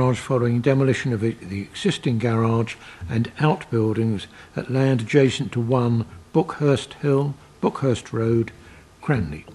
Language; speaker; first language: English; native; English